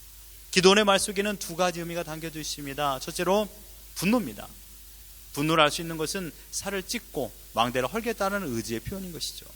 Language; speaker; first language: Korean; native; Korean